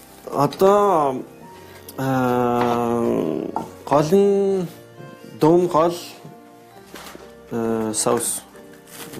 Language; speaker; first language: Mongolian; non-native, learner; French